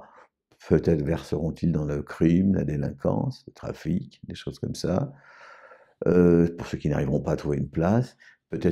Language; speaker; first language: French; native; French